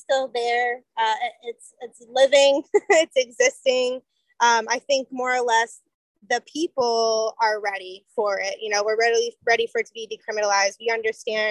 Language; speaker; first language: English; native; English